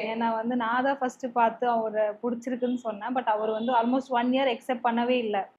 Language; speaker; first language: Tamil; non-native, fluent; Nepali